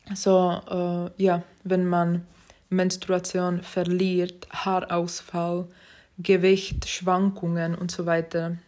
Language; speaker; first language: German; non-native, fluent; Czech